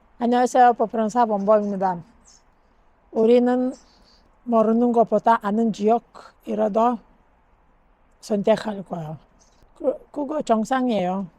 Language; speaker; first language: Korean; non-native, learner; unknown